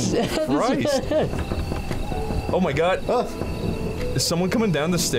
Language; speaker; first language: English; native; English